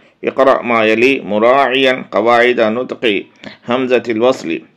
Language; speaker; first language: Arabic; non-native, fluent; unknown